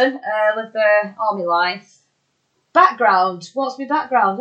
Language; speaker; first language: English; native; English